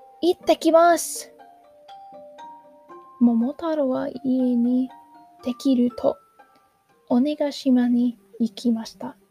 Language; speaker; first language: Japanese; non-native, learner; English